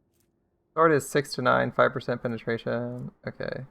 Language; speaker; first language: English; native; English